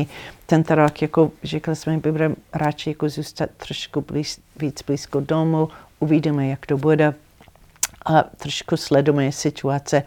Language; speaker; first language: Czech; non-native, learner; English